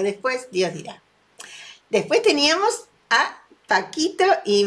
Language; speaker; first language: Spanish; native; Spanish